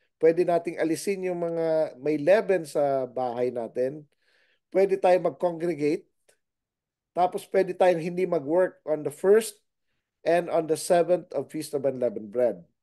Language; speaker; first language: Filipino; native; Filipino